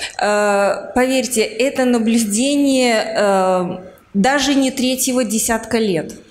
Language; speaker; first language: Russian; native; Russian